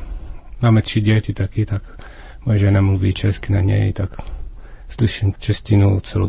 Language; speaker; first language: Czech; non-native, learner; Italian